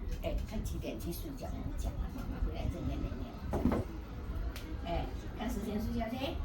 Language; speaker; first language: Chinese; native; Chinese